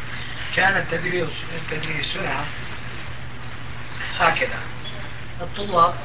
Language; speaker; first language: Arabic; non-native, local second language; Turkish